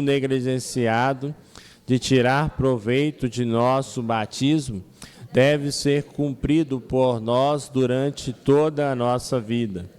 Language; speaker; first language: Portuguese; native; Portuguese